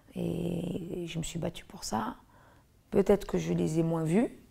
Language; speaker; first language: French; native; French